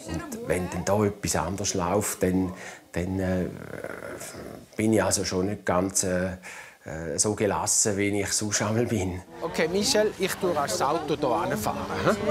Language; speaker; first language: German; native; German